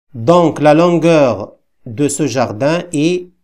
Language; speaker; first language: French; non-native, local second language; Arabic